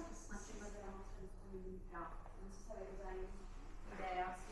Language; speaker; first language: Italian; native; Italian